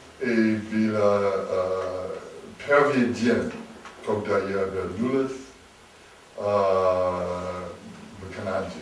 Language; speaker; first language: Russian; non-native, learner; English